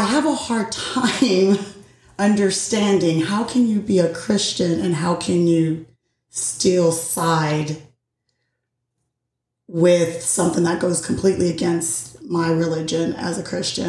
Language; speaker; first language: English; early bilingual, other home language; Spanish